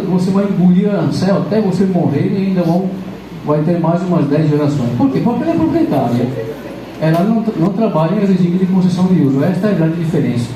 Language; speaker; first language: Portuguese; non-native, fluent; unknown